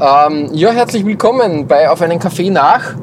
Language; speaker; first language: German; native; German